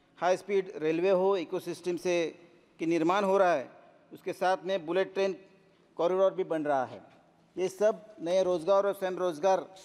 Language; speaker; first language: Hindi; non-native, local second language; Marathi